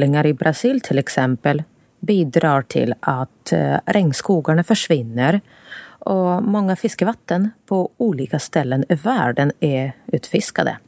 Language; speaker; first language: Swedish; non-native, fluent; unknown